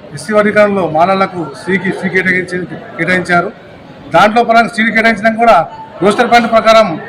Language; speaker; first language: Telugu; native; Telugu